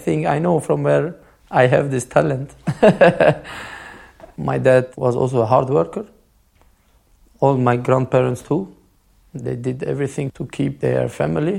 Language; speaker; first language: English; non-native, fluent; Albanian